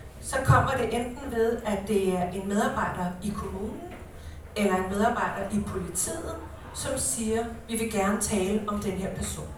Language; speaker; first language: Swedish; non-native, learner; Danish